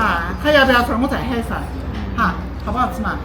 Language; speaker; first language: Chinese; native; Chinese